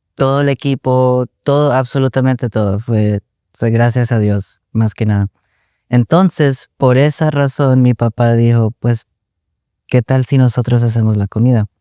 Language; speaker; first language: Spanish; early bilingual, other home language; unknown